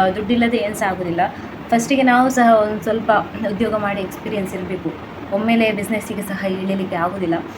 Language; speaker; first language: Kannada; non-native, local second language; Tulu